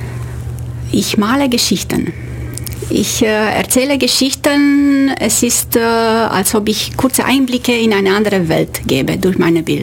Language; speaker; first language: German; non-native, fluent; Romanian